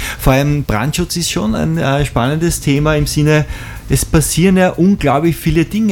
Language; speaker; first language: German; native; German